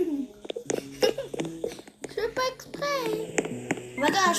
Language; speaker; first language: French; early bilingual, other home language; Portuguese